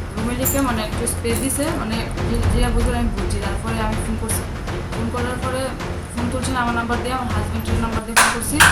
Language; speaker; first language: Bangla; native; Bangla